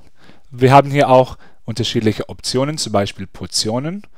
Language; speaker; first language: German; non-native, fluent; English